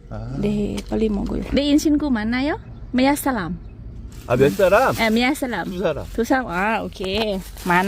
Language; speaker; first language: Korean; non-native, learner; Thai